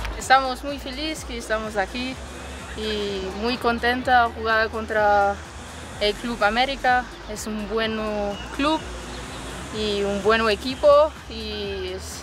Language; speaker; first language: Spanish; non-native, learner; Portuguese